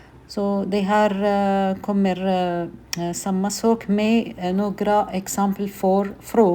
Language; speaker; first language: Swedish; non-native, fluent; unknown